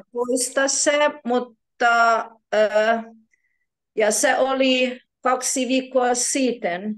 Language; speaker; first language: Finnish; non-native, learner; Ukrainian